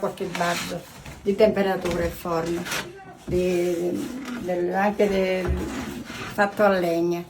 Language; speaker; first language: Italian; native; Italian